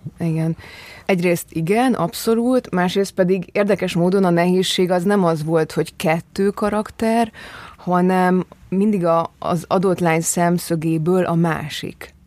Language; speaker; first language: Hungarian; native; Hungarian